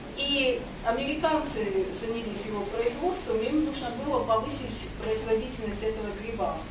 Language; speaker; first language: Russian; non-native, local second language; Georgian